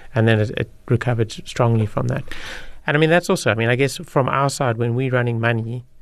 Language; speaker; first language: English; native; English